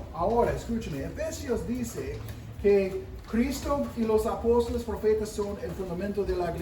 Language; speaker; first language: Spanish; non-native, fluent; English